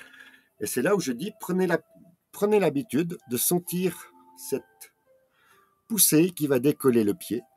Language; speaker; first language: French; native; French